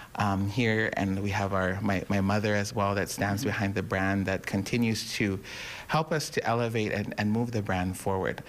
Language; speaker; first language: English; native; English